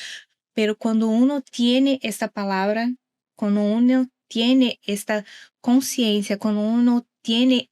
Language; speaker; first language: Spanish; non-native, learner; Portuguese